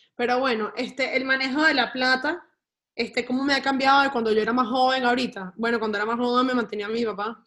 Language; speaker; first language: Spanish; native; Spanish